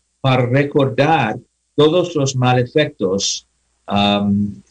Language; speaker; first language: Spanish; non-native, learner; English